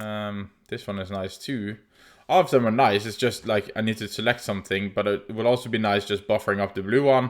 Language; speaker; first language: English; non-native, fluent; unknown